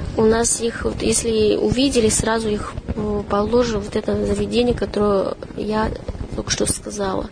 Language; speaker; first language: Russian; non-native, learner; Chinese